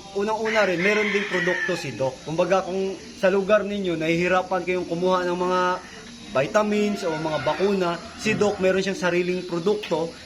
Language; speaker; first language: Filipino; native; Filipino